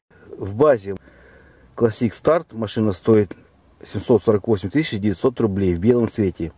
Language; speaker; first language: Russian; native; Russian